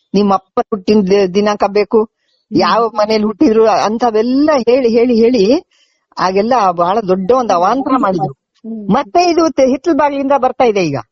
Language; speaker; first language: Kannada; non-native, local second language; Lambadi